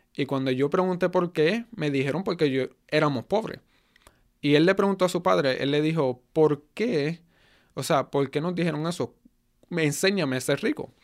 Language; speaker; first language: Spanish; early bilingual, heritage; Spanish